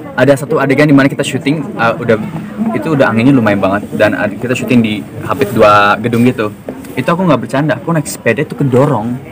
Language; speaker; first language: Indonesian; native; Indonesian